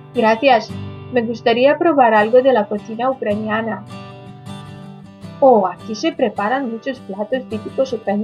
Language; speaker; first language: Spanish; non-native, learner; Ukrainian